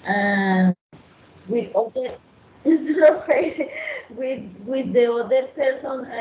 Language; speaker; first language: English; non-native, learner; Spanish